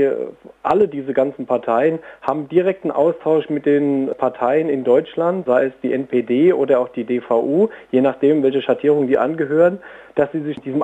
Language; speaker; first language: German; native; German